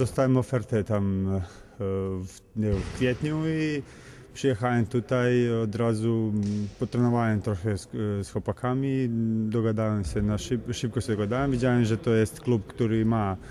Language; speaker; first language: Polish; non-native, learner; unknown